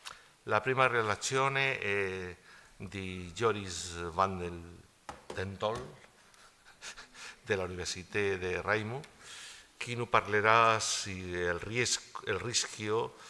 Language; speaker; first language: Italian; non-native, learner; Spanish